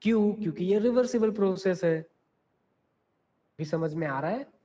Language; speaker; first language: Hindi; non-native, local second language; Gujarati